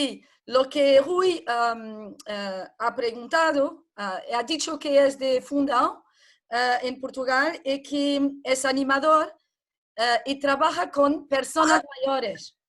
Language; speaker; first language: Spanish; non-native, fluent; Portuguese